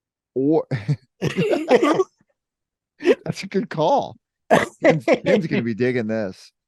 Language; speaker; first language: English; native; English